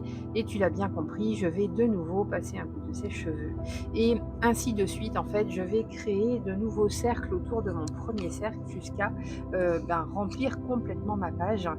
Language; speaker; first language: French; native; French